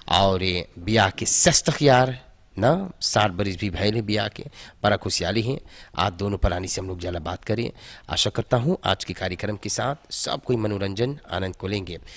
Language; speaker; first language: Hindi; early bilingual, heritage; Hindi